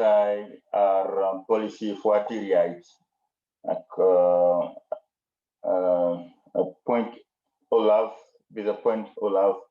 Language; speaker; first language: Welsh; non-native, learner; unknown